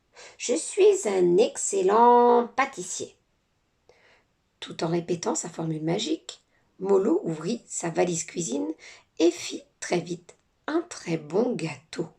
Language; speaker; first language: French; native; French